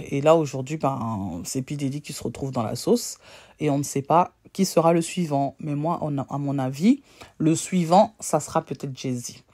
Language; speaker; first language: French; native; French